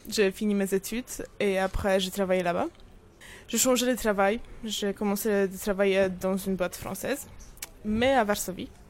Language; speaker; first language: French; non-native, fluent; Polish